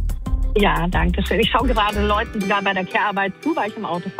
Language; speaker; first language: German; native; German